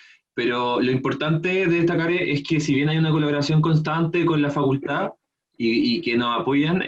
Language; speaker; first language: Spanish; native; Spanish